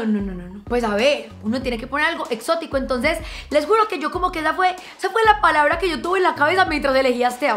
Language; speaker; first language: Spanish; native; Spanish